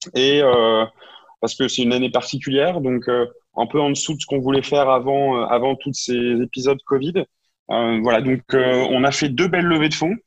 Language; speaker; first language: French; native; French